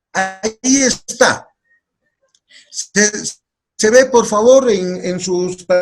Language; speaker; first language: Spanish; native; Spanish